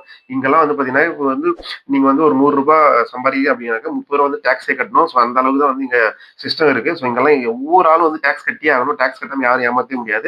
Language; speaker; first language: Tamil; native; Tamil